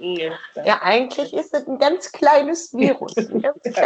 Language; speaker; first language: German; native; German